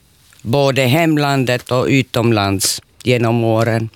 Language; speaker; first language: Swedish; non-native, local second language; Finnish